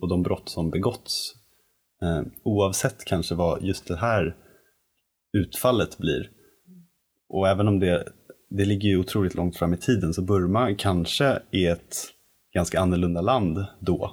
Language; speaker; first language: Swedish; native; Swedish